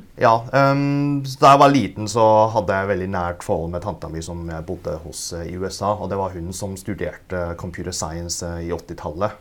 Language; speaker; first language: Norwegian; early bilingual, other home language; Cantonese